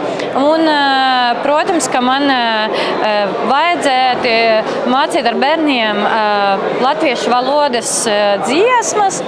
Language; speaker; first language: Latvian; non-native, learner; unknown